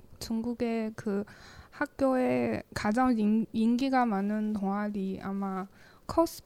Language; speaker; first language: Korean; non-native, learner; Chinese